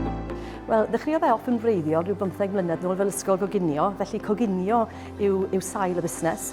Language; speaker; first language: Welsh; native; Welsh